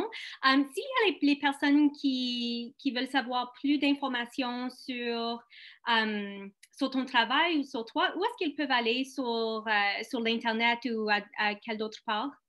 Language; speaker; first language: French; non-native, local second language; English